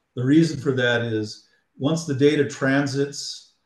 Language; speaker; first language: English; native; English